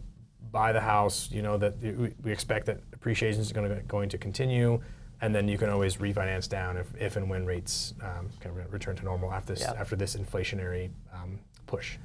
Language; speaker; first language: English; native; English